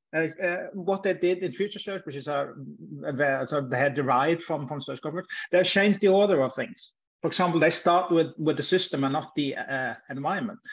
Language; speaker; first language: English; non-native, fluent; Norwegian